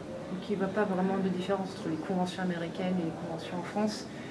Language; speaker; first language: French; native; French